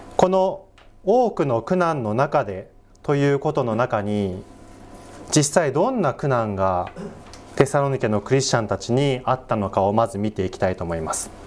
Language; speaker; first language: Japanese; native; Japanese